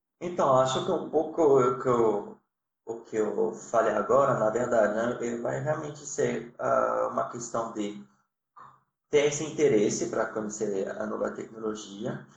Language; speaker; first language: Portuguese; non-native, fluent; French